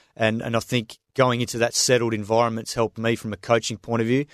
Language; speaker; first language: English; native; English